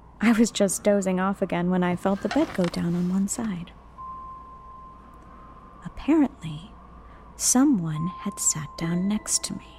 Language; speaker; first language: English; native; English